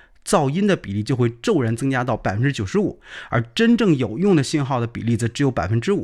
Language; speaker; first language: Chinese; native; Chinese